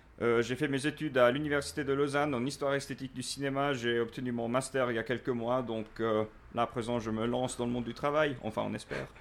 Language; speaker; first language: French; native; French